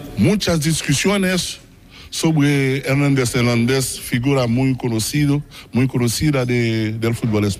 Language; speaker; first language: Spanish; non-native, fluent; Haitian Creole